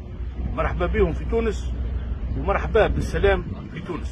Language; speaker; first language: Arabic; native; Arabic